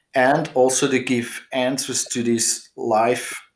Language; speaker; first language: English; non-native, fluent; German